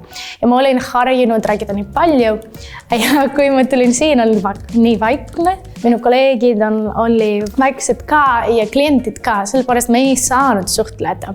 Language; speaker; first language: Estonian; non-native, learner; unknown